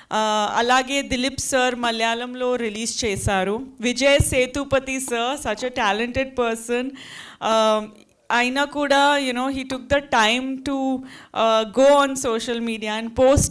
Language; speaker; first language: Telugu; non-native, learner; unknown